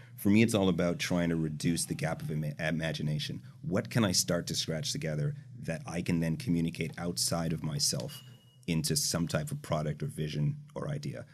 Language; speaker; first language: English; native; English